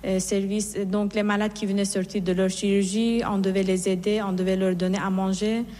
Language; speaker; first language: French; non-native, fluent; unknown